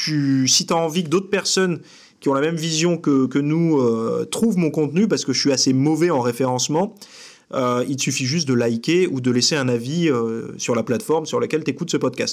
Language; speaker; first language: French; native; French